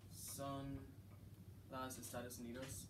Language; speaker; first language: Spanish; non-native, learner; English